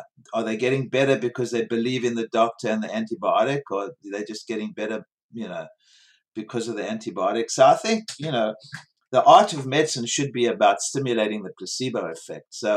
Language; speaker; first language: English; native; English